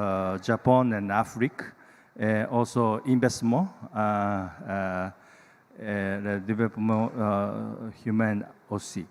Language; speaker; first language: French; non-native, learner; Japanese